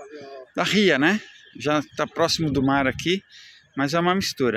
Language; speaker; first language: Portuguese; native; Portuguese